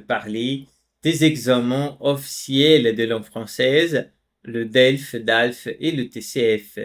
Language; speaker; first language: French; non-native, fluent; Portuguese